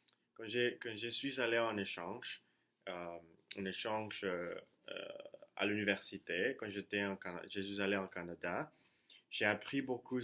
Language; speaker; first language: French; non-native, learner; Spanish